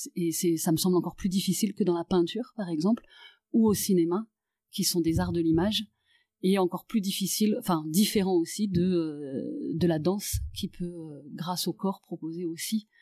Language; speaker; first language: French; native; French